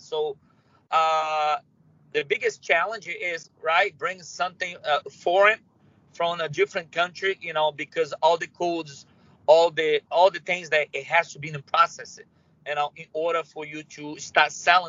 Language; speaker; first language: English; non-native, fluent; Spanish